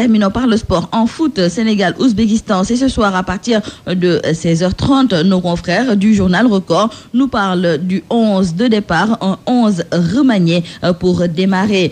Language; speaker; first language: French; non-native, local second language; Wolof